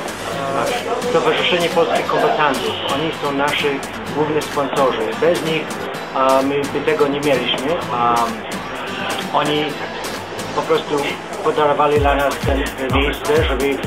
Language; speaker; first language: Polish; early bilingual, heritage; Polish